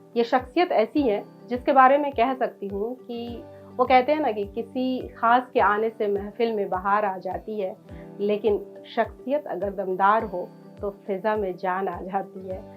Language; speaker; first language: Hindi; native; Hindi